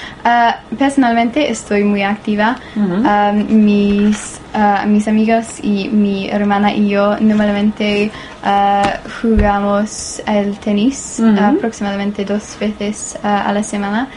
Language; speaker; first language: Spanish; non-native, learner; English